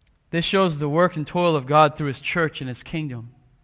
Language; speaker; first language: English; native; English